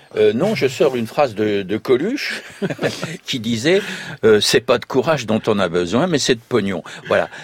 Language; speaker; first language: French; native; French